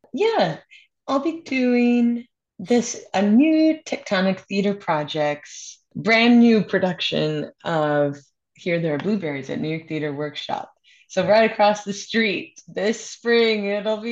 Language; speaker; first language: English; native; English